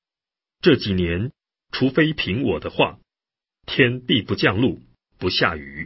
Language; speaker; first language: Chinese; native; Chinese